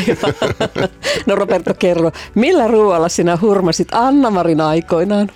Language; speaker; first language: Finnish; native; Finnish